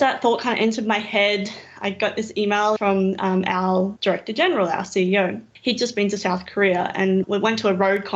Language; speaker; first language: English; native; English